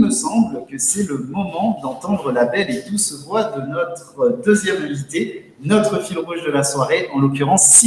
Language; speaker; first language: French; native; French